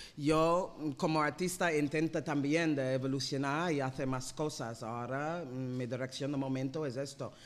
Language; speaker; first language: Spanish; non-native, fluent; English